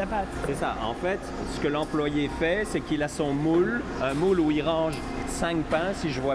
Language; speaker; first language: French; native; French